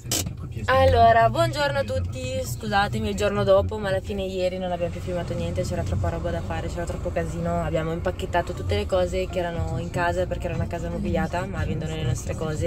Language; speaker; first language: Italian; native; Italian